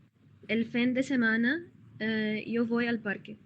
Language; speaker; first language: Spanish; non-native, learner; Arabic